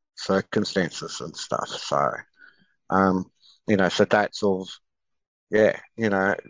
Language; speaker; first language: English; native; English